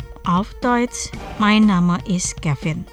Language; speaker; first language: German; non-native, fluent; Indonesian